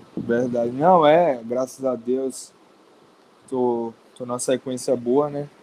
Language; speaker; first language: Portuguese; native; Portuguese